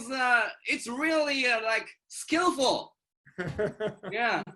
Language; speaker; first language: English; non-native, learner; Japanese